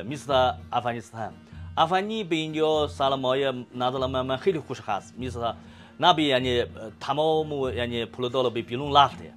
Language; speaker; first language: Persian; non-native, learner; Chinese